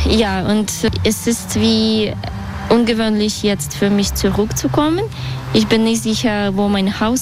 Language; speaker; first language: German; non-native, learner; Russian